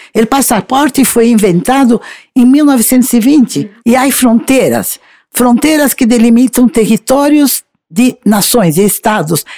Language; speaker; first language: Spanish; non-native, learner; Portuguese